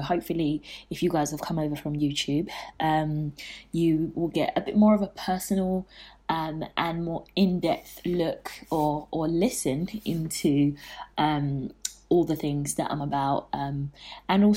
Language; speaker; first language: English; native; English